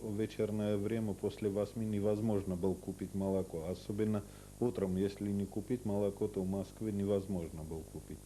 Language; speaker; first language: Russian; non-native, local second language; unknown